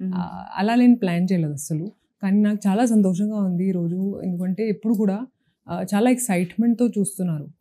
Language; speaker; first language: Telugu; non-native, fluent; Hindi